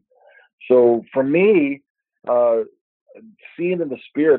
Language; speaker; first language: English; native; English